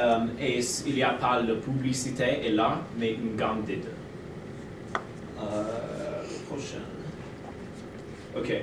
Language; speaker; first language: French; non-native, learner; English